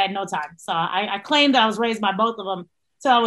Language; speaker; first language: English; native; English